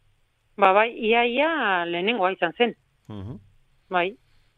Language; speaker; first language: Basque; non-native, local second language; Spanish